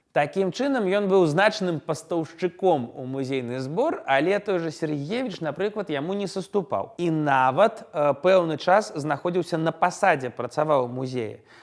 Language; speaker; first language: Belarusian; non-native, local second language; Russian